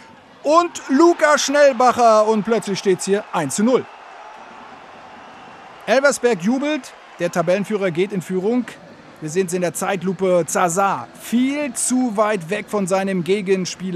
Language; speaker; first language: German; native; German